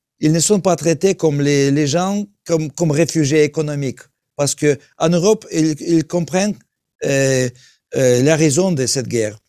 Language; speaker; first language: French; non-native, learner; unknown